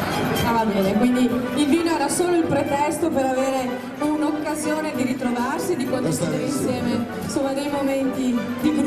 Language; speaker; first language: Italian; native; Italian